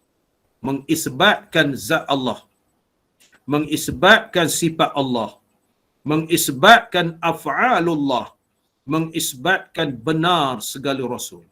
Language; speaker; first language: Malay; native; Malay